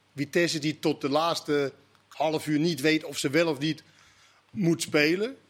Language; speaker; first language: Dutch; native; Dutch